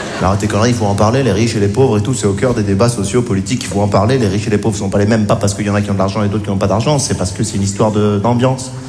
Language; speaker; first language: French; native; French